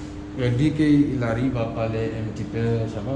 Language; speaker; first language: French; non-native, learner; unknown